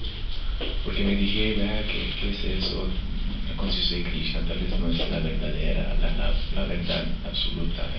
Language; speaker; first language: Spanish; non-native, fluent; French